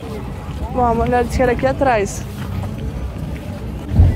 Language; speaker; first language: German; non-native, learner; Portuguese